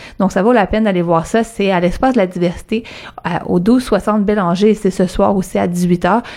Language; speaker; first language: French; early bilingual, other home language; Arabic